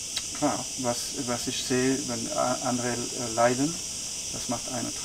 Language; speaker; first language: German; non-native, fluent; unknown